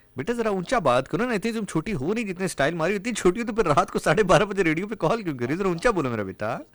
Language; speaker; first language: Urdu; non-native, local second language; Punjabi